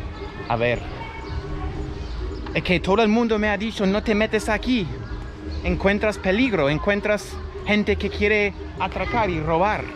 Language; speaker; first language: Spanish; non-native, fluent; English